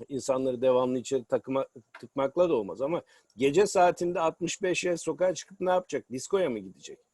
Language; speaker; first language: Turkish; native; Turkish